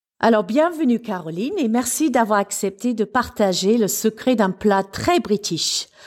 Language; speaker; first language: French; non-native, fluent; English